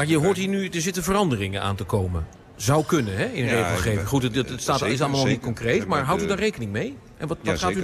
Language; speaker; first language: Dutch; native; Dutch